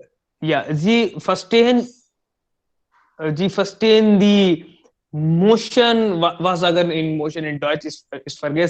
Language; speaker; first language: German; non-native, learner; Hindi